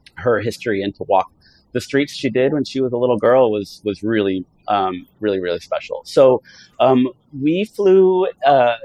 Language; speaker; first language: English; early bilingual, other home language; Italian